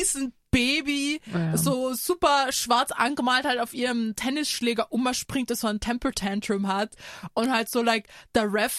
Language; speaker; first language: German; native; German